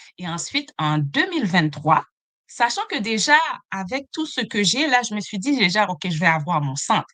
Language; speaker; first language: French; non-native, local second language; Haitian Creole